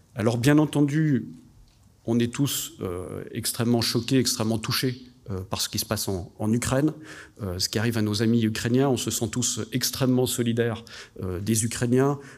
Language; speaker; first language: French; native; French